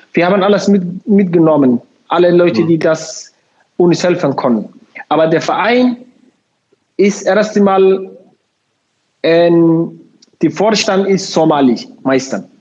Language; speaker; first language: German; non-native, learner; Somali